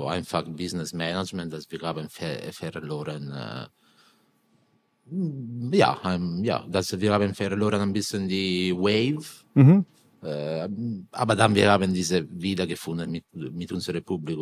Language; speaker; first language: German; non-native, learner; Italian